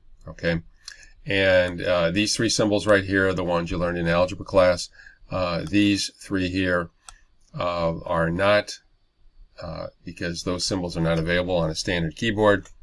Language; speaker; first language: English; native; English